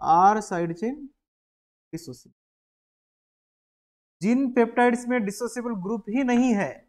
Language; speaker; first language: Hindi; native; Hindi